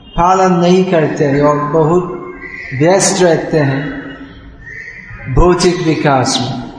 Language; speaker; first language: Hindi; non-native, fluent; English